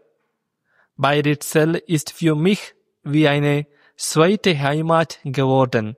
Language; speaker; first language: German; non-native, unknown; Malayalam